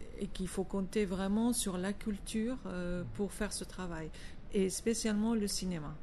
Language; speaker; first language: French; non-native, fluent; Arabic